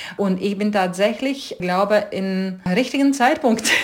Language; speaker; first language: German; non-native, fluent; Latvian